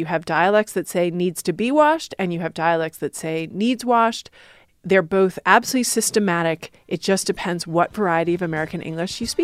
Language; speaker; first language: English; native; English